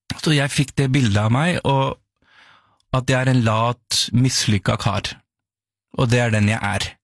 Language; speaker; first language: Norwegian; early bilingual, other home language; Urdu